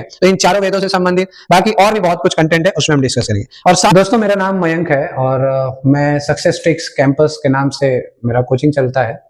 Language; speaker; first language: Hindi; native; Hindi